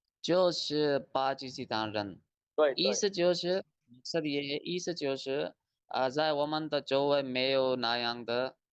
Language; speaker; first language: Chinese; non-native, fluent; Urdu